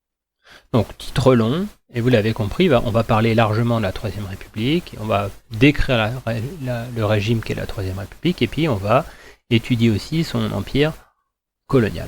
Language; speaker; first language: French; native; French